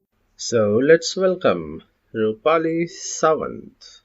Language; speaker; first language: English; non-native, local second language; Hindi